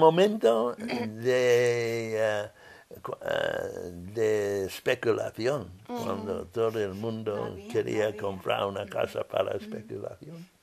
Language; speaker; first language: Spanish; non-native, fluent; English